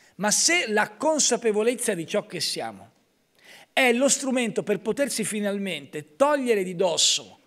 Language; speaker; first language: Italian; native; Italian